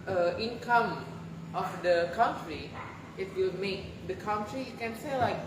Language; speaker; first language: English; non-native, learner; Indonesian